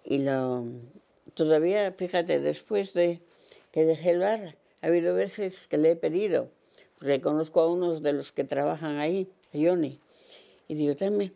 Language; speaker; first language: Spanish; native; Spanish